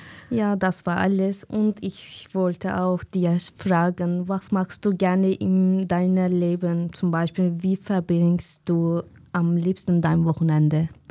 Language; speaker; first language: German; non-native, learner; Kurdish